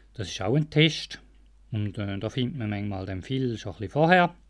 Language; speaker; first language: German; native; German